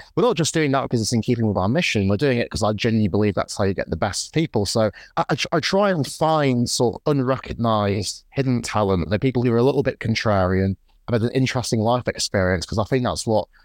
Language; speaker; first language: English; native; English